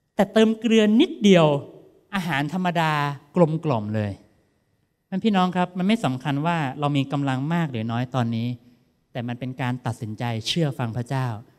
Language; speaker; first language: Thai; native; Thai